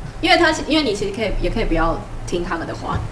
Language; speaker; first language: Chinese; native; Chinese